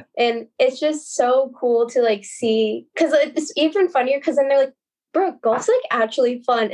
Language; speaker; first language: English; native; English